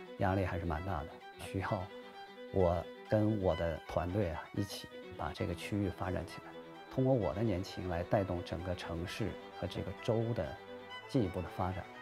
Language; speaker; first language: Chinese; native; Chinese